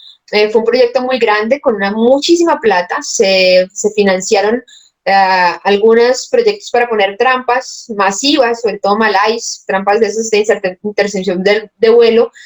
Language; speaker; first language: Spanish; native; Spanish